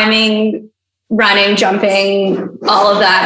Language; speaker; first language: English; native; English